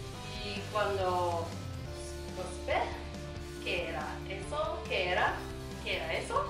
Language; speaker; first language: Spanish; non-native, learner; Japanese